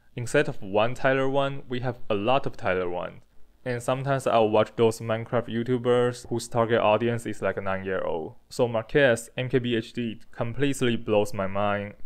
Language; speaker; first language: English; non-native, fluent; Chinese